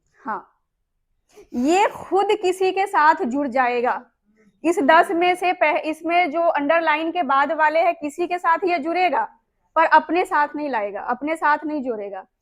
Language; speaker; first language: Hindi; native; Hindi